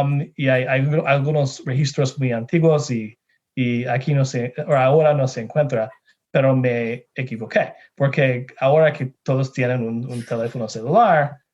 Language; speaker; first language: Spanish; non-native, fluent; English